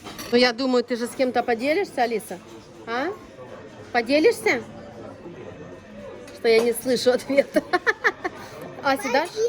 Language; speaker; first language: Russian; native; Russian